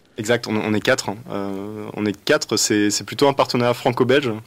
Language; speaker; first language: French; native; French